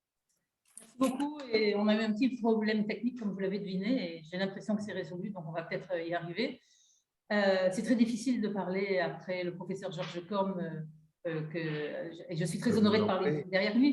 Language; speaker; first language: French; native; French